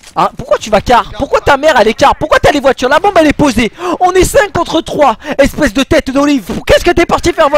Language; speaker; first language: French; native; French